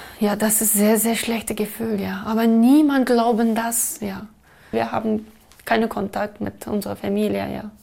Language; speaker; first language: German; non-native, learner; Uyghur